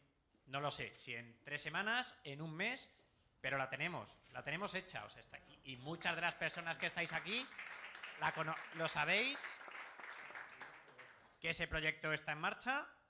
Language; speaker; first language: Spanish; native; Spanish